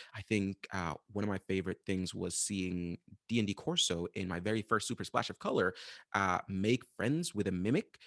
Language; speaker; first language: English; non-native, fluent; Arabic